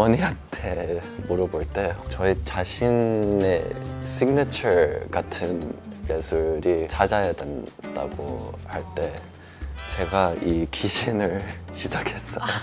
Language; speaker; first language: Korean; early bilingual, heritage; Korean